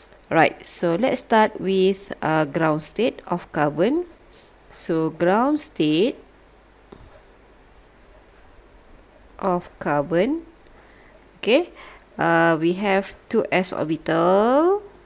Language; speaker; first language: English; non-native, local second language; Malay